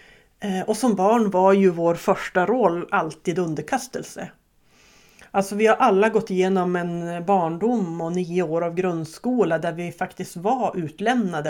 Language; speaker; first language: Swedish; native; Swedish